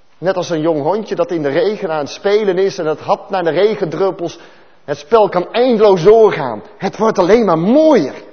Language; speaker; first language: Dutch; native; Dutch